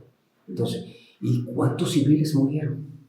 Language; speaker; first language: Spanish; native; Spanish